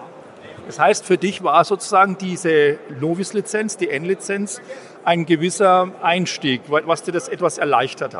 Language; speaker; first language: German; native; German